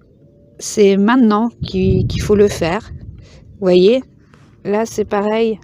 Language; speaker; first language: French; native; French